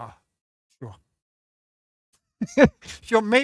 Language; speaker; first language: English; non-native, fluent; Danish